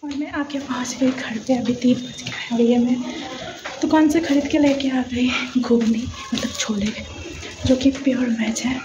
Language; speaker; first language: Hindi; non-native, local second language; Bangla